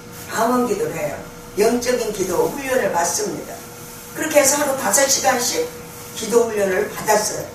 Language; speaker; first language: Korean; native; Korean